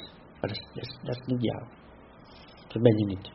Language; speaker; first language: Dutch; non-native, fluent; Vietnamese